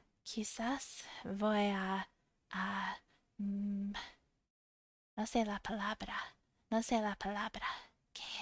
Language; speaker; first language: Spanish; non-native, fluent; English